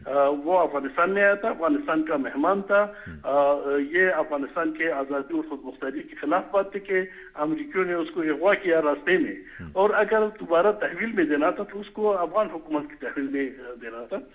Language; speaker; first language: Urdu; non-native, fluent; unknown